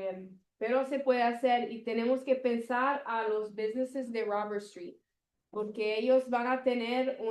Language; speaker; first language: Spanish; non-native, learner; Italian